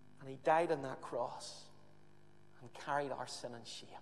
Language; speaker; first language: English; native; English